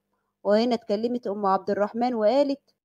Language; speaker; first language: Arabic; native; Arabic